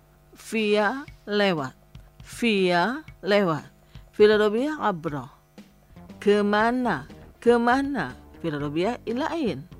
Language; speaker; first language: Arabic; non-native, fluent; Indonesian